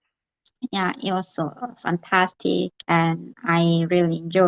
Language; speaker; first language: English; non-native, learner; Korean